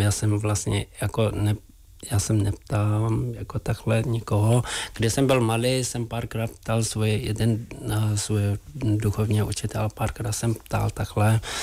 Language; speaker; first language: Czech; non-native, fluent; Tibetan